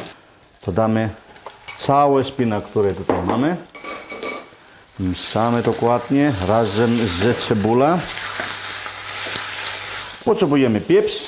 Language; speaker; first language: Polish; non-native, learner; Greek